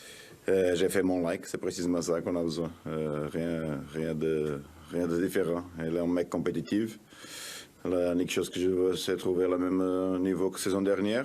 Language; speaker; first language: French; non-native, fluent; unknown